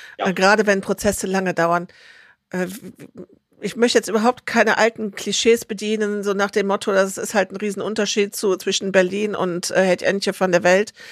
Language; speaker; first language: German; native; German